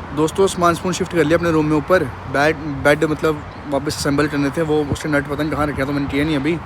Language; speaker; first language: Hindi; native; Hindi